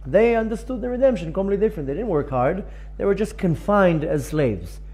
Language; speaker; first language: English; non-native, fluent; Hebrew